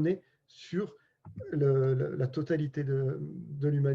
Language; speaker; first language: French; native; French